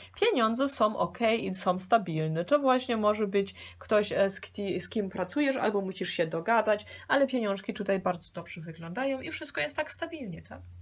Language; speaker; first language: Polish; early bilingual, heritage; Polish